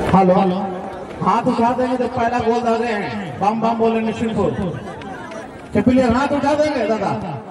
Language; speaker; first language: Hindi; native; Hindi